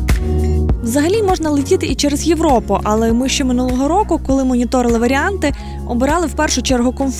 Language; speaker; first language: Ukrainian; native; Ukrainian